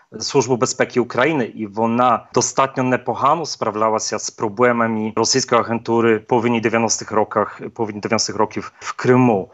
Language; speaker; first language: Polish; non-native, learner; Ukrainian